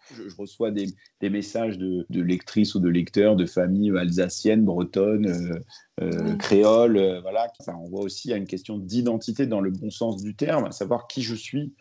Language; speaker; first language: French; early bilingual, other home language; Arabic